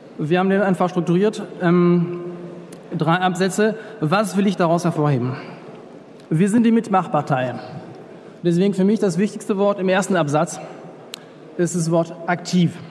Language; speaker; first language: German; non-native, fluent; French